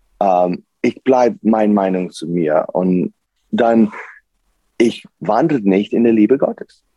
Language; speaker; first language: German; non-native, learner; English